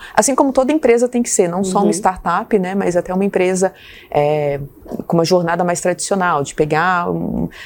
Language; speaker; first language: Portuguese; native; Portuguese